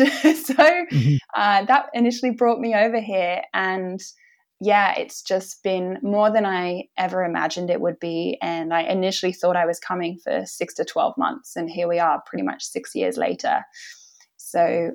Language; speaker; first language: English; native; English